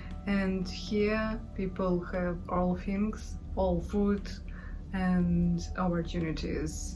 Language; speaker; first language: English; non-native, learner; Russian